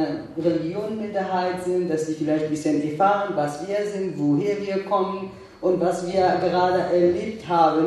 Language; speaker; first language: German; non-native, fluent; Kurdish